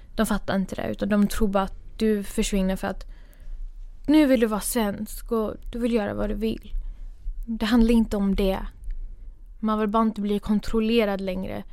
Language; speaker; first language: Swedish; early bilingual, other home language; Kurdish